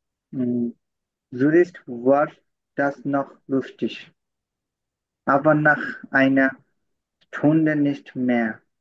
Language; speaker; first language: German; non-native, learner; Bangla